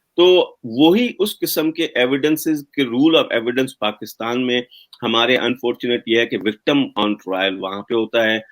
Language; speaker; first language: Urdu; native; Urdu